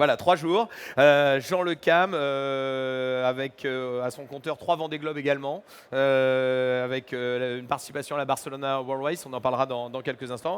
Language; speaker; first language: French; native; French